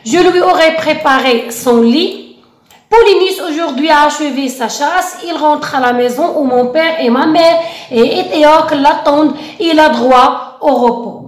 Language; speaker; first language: French; non-native, local second language; Arabic